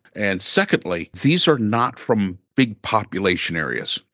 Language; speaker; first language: English; native; English